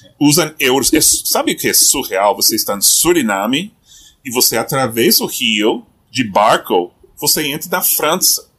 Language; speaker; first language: Portuguese; non-native, fluent; English